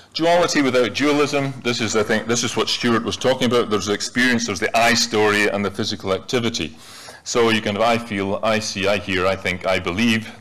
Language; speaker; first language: English; native; English